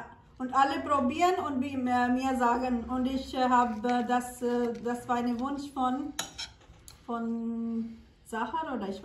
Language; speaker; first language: German; non-native, learner; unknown